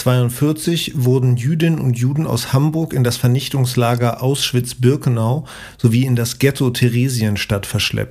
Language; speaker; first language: German; native; German